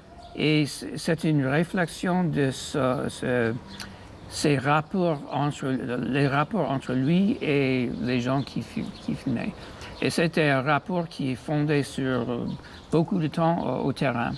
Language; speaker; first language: French; non-native, fluent; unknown